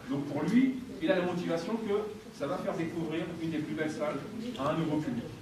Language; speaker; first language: French; native; French